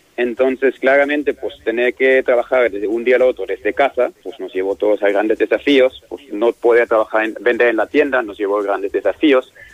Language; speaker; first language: Spanish; non-native, fluent; German